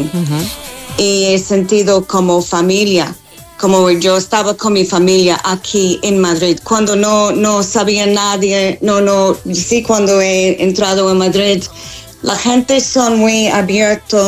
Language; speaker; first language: Spanish; non-native, fluent; English